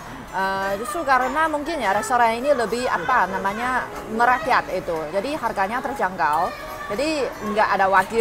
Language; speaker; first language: Indonesian; non-native, fluent; Chinese